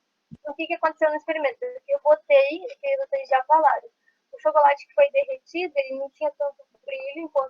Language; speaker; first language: Portuguese; native; Portuguese